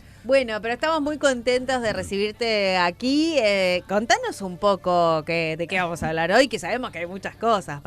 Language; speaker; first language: Spanish; native; Spanish